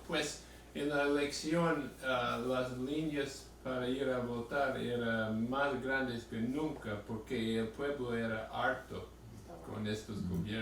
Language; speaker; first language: Spanish; non-native, fluent; English